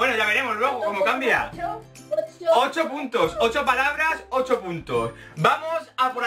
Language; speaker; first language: Spanish; native; Spanish